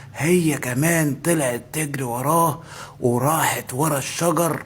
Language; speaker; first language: Arabic; native; Arabic